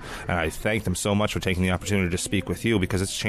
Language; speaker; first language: English; native; English